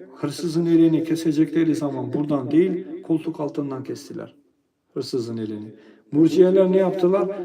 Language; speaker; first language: Turkish; non-native, fluent; Albanian